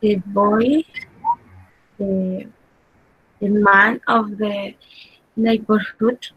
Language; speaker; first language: English; non-native, learner; Spanish